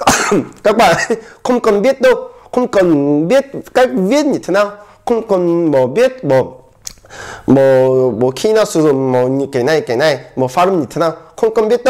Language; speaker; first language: Vietnamese; non-native, fluent; Korean